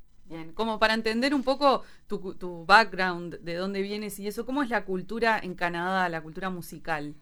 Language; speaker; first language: Spanish; native; Spanish